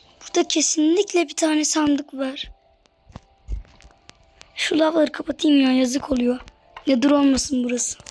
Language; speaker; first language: Turkish; native; Turkish